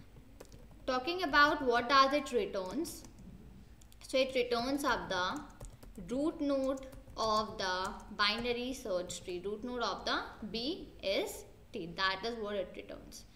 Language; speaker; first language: English; non-native, local second language; Hindi